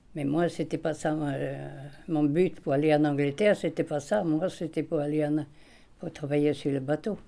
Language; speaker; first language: French; non-native, fluent; Swedish